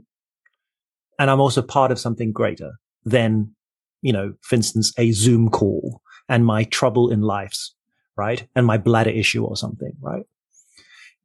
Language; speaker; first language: English; native; English